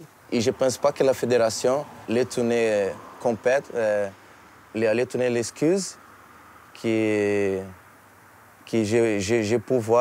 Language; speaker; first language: French; non-native, learner; Portuguese